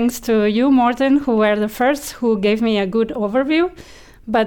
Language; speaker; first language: English; non-native, fluent; Spanish